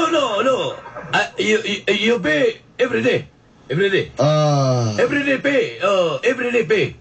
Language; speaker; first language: English; non-native, learner; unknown